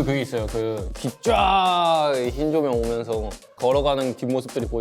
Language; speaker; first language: Korean; native; Korean